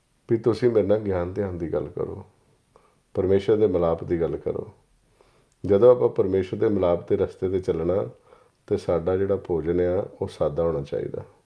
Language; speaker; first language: Punjabi; native; Punjabi